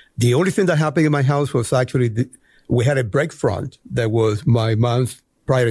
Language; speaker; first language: English; non-native, fluent; Spanish